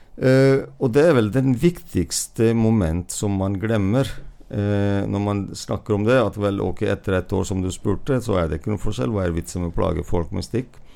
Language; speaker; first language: Norwegian; non-native, fluent; Hindi